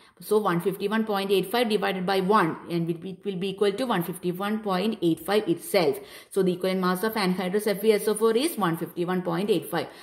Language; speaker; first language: English; non-native, local second language; Malayalam